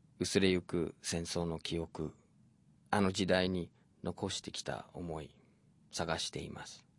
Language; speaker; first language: Japanese; non-native, fluent; English